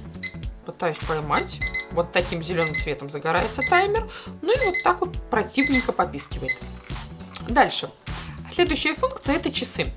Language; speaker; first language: Russian; native; Russian